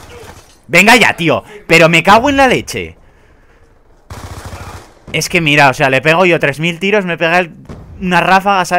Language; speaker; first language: Spanish; native; Spanish